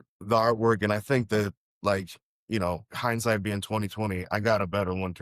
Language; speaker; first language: English; native; English